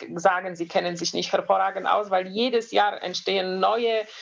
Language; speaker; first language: German; non-native, fluent; Polish